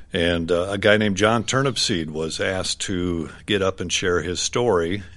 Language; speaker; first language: English; native; English